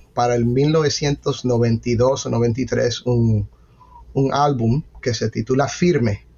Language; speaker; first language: Spanish; early bilingual, heritage; Spanish